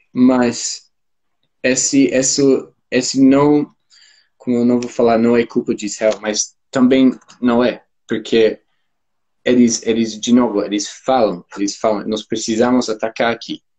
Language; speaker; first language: Portuguese; non-native, fluent; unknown